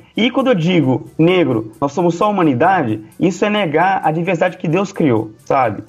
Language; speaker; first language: Portuguese; native; Portuguese